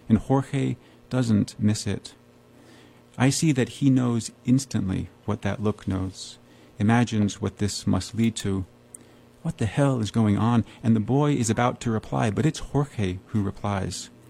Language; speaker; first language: English; native; English